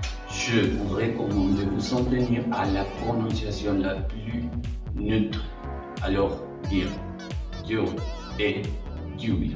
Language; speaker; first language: French; non-native, fluent; Spanish